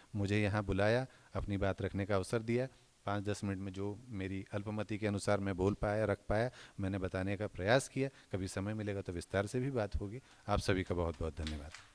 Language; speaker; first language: Hindi; non-native, local second language; Marathi